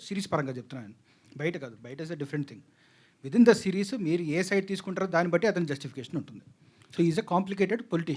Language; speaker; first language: Telugu; native; Telugu